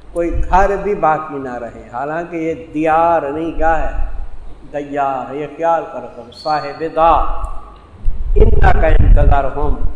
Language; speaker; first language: Urdu; non-native, local second language; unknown